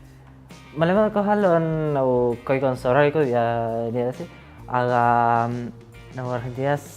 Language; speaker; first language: Estonian; non-native, learner; Spanish